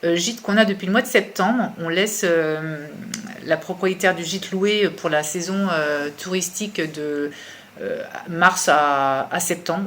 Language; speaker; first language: French; native; French